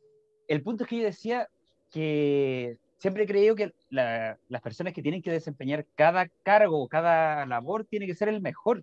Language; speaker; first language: Spanish; native; Spanish